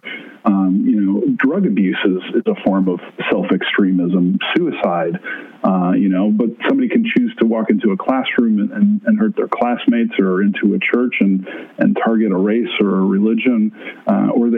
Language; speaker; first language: English; native; English